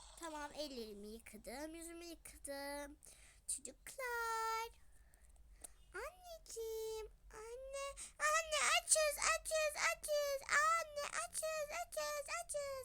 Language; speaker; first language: Turkish; early bilingual, other home language; Arabic